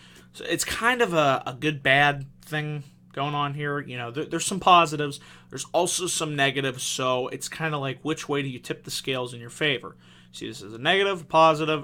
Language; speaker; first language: English; native; English